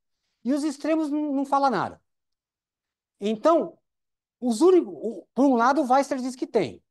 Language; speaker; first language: Portuguese; native; Portuguese